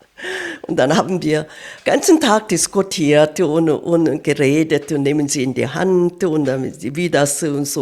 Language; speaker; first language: German; non-native, fluent; Korean